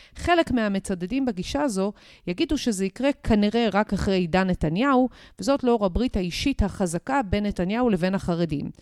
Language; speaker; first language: Hebrew; native; Hebrew